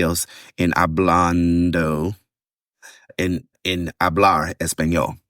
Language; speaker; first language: Spanish; non-native, learner; English